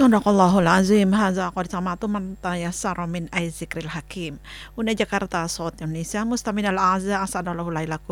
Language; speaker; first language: Arabic; non-native, fluent; Indonesian